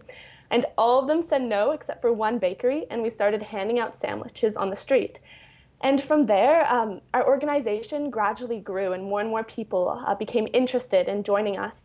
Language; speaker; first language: English; native; English